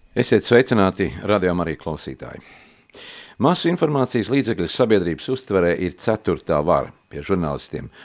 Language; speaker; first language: Latvian; native; Latvian